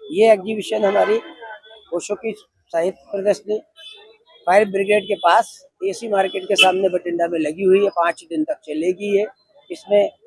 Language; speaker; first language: Hindi; native; Hindi